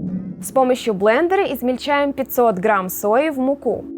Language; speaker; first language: Russian; native; Russian